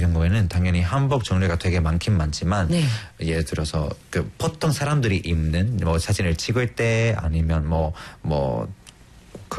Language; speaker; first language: Korean; non-native, fluent; Spanish